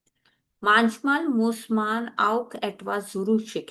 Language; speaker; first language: German; non-native, fluent; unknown